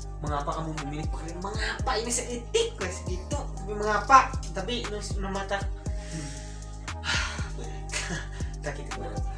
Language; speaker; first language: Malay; non-native, local second language; Sundanese